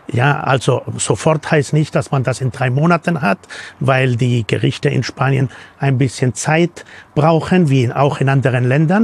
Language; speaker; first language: German; non-native, fluent; Spanish